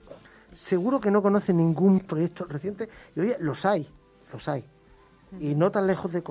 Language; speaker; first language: Spanish; native; Spanish